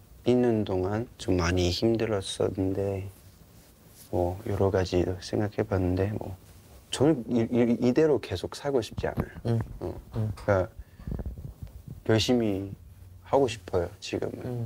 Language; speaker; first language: Korean; non-native, fluent; Cantonese